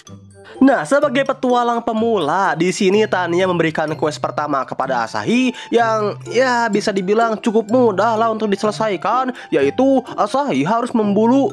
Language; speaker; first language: Indonesian; native; Indonesian